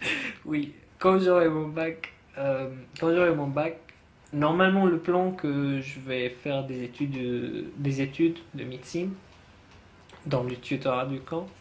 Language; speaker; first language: French; non-native, fluent; Arabic